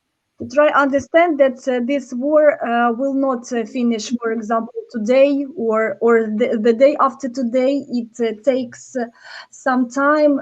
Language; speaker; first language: English; non-native, learner; Ukrainian